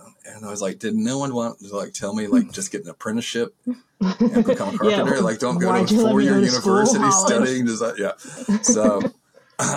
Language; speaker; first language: English; native; English